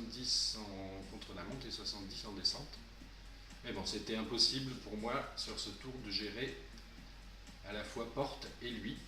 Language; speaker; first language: French; native; French